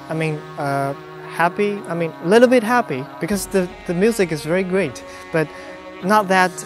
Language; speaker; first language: English; non-native, learner; Chinese